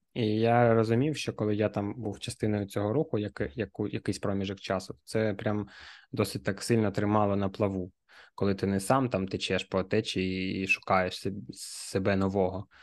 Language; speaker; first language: Ukrainian; native; Ukrainian